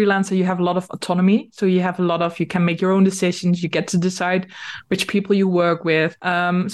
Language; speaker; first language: English; non-native, fluent; Dutch